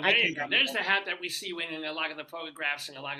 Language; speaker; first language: English; native; English